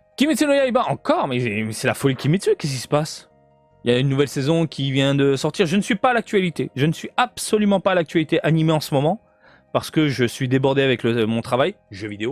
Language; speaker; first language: French; native; French